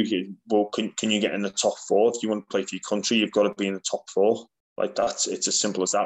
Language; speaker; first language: English; native; English